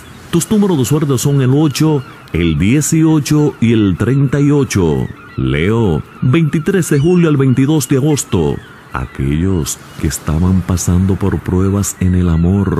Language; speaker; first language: Spanish; native; Spanish